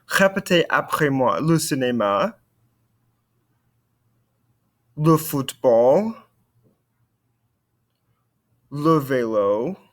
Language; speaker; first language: French; non-native, fluent; English